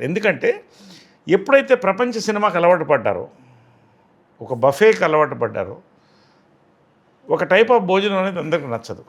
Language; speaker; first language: Telugu; native; Telugu